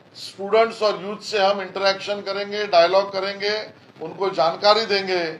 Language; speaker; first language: Hindi; non-native, local second language; Marathi